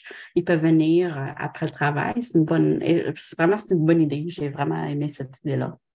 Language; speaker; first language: French; non-native, local second language; English